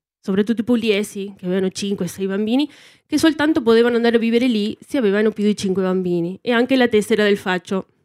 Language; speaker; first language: Italian; non-native, fluent; Spanish